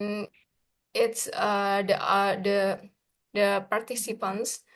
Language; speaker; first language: English; non-native, learner; Indonesian